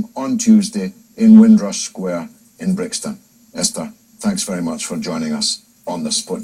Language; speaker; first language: English; native; English